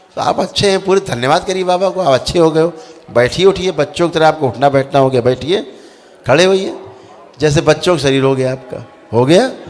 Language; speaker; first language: Hindi; native; Hindi